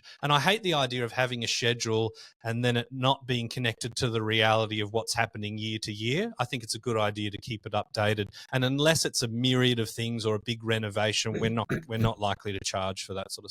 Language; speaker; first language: English; native; English